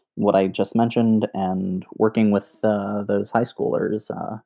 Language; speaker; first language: English; native; English